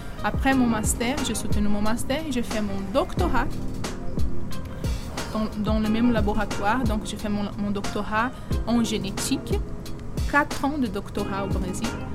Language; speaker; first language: French; non-native, fluent; Portuguese